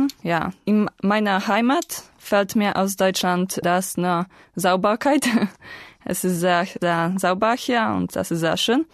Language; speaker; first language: German; non-native, learner; Polish